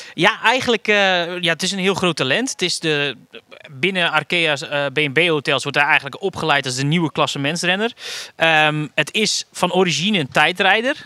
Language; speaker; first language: Dutch; native; Dutch